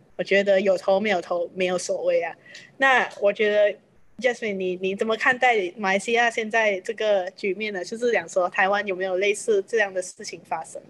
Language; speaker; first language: Chinese; native; Chinese